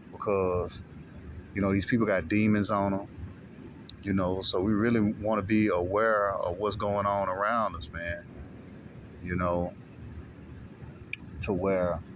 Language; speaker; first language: English; native; English